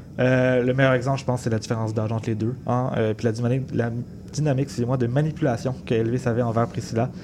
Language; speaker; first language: French; native; French